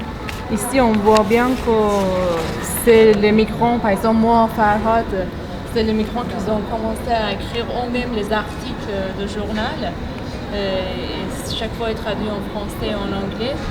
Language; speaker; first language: French; non-native, fluent; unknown